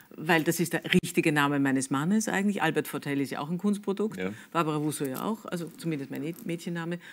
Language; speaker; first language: German; native; German